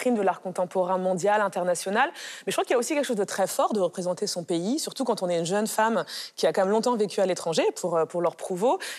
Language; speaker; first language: French; native; French